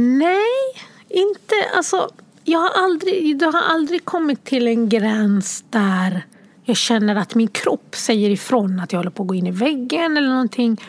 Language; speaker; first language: Swedish; early bilingual, other home language; Arabic